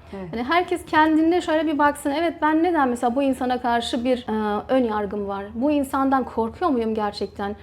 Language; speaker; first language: Turkish; early bilingual, heritage; Turkish